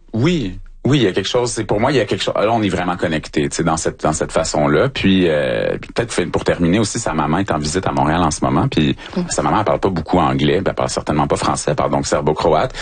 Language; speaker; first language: French; native; French